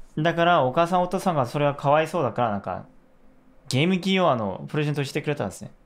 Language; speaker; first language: Japanese; non-native, fluent; Korean